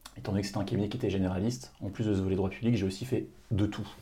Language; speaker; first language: French; native; French